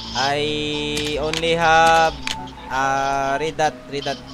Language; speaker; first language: English; non-native, local second language; Filipino